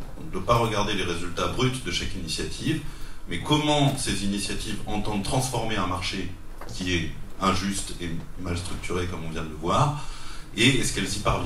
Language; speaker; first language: French; native; French